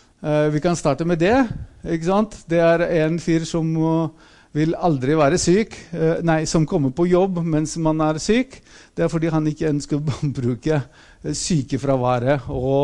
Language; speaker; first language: Norwegian; non-native, fluent; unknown